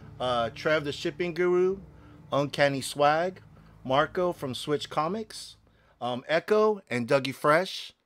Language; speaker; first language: English; native; English